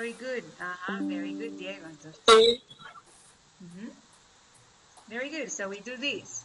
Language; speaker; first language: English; non-native, fluent; Spanish